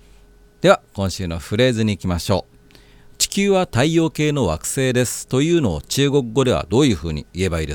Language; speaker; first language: Japanese; native; Japanese